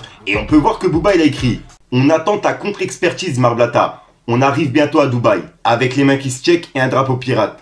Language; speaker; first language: French; native; French